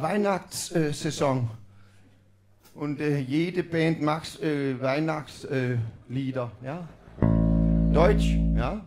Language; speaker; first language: German; non-native, learner; Danish